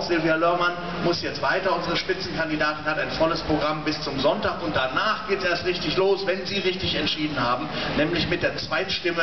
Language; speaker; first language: German; native; German